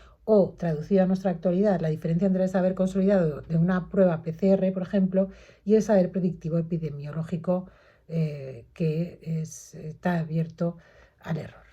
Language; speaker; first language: Spanish; native; Spanish